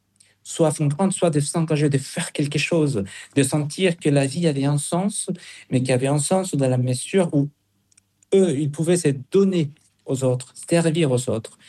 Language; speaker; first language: French; non-native, fluent; Spanish